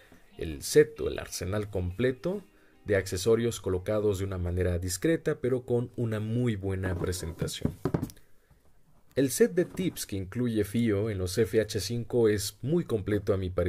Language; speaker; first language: Spanish; native; Spanish